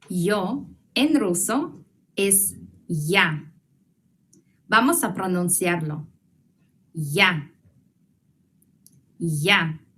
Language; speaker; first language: Spanish; non-native, fluent; Russian